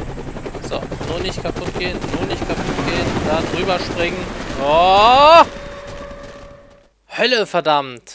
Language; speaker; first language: German; native; German